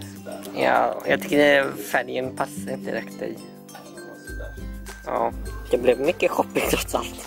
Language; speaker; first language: Swedish; non-native, fluent; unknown